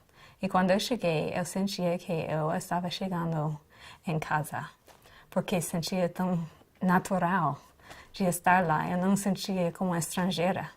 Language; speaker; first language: Portuguese; non-native, fluent; English